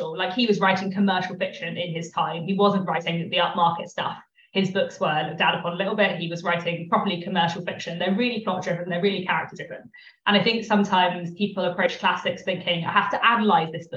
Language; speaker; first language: English; native; English